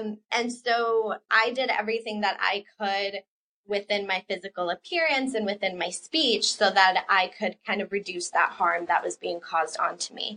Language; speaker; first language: English; early bilingual, other home language; Spanish